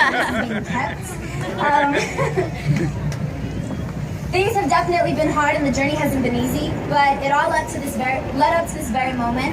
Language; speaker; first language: English; native; English